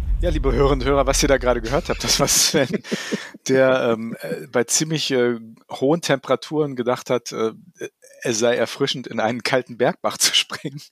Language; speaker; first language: German; native; German